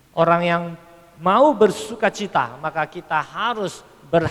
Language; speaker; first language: Indonesian; native; Indonesian